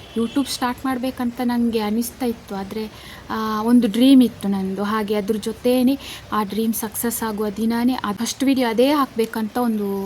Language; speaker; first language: Kannada; non-native, local second language; Tulu